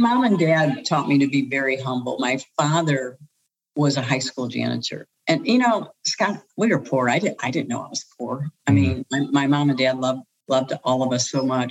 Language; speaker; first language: English; native; English